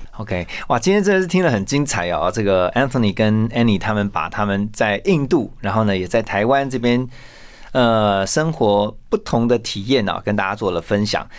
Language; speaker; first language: Chinese; native; Chinese